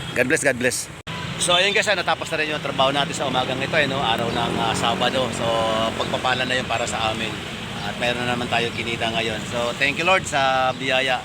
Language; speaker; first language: Filipino; native; Filipino